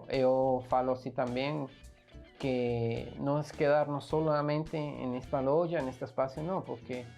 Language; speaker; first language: Portuguese; non-native, learner; Spanish